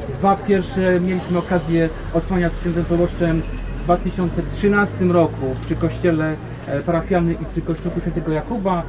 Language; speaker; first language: Polish; native; Polish